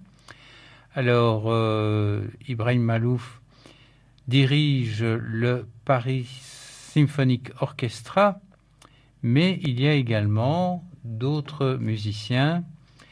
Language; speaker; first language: French; native; French